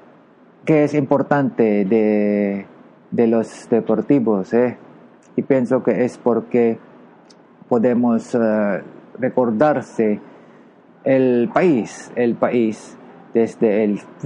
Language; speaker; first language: Spanish; non-native, learner; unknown